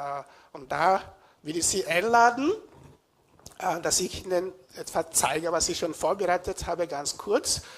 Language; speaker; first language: German; non-native, fluent; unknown